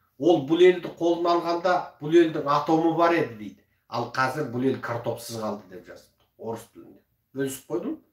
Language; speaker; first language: Kazakh; early bilingual, heritage; Kazakh